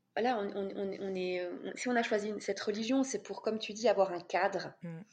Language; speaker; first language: French; native; French